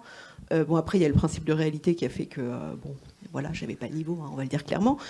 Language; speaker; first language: French; native; French